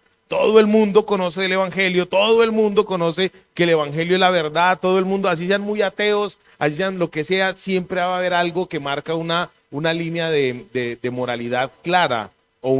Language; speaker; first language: Spanish; native; Spanish